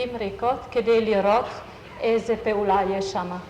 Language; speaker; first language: Hebrew; non-native, fluent; German